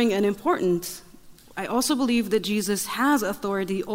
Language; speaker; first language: English; non-native, fluent; Arabic